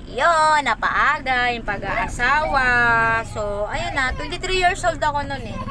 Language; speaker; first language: Filipino; native; Filipino